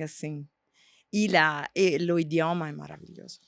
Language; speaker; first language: Portuguese; non-native, fluent; Italian